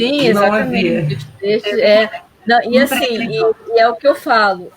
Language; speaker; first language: Portuguese; native; Portuguese